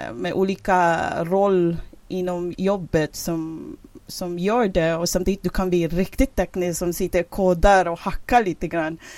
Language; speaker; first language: Swedish; non-native, fluent; English